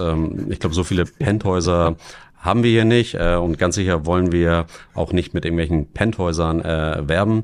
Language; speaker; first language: German; native; German